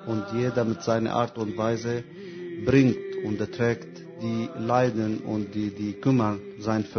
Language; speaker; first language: German; non-native, fluent; Arabic